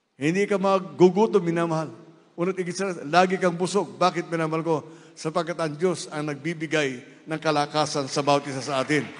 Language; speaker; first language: Filipino; native; Filipino